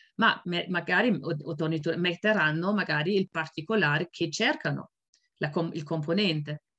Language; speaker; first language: Italian; non-native, fluent; German